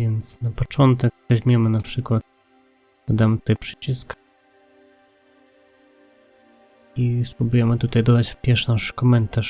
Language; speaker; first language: Polish; non-native, fluent; Russian